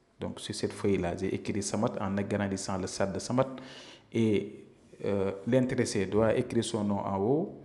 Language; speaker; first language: French; non-native, local second language; Wolof